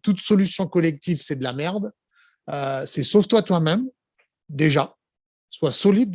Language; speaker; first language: French; native; French